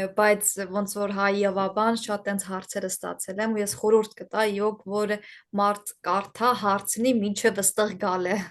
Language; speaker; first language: Armenian; early bilingual, heritage; Armenian